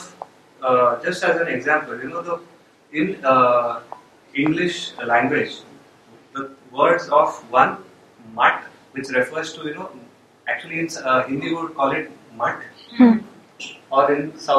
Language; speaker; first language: English; non-native, local second language; Marathi